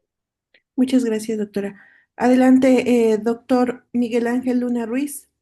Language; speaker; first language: Spanish; native; Spanish